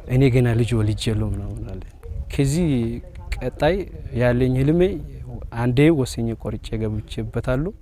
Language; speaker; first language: Amharic; early bilingual, heritage; Amharic